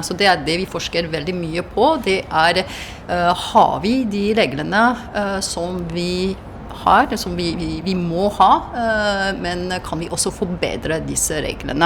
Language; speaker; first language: Norwegian; non-native, fluent; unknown